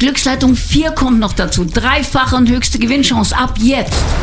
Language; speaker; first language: German; native; German